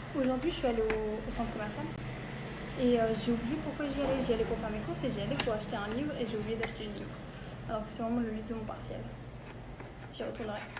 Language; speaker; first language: French; native; French